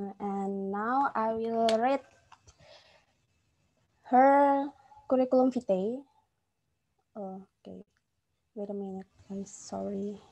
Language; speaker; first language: English; non-native, fluent; Indonesian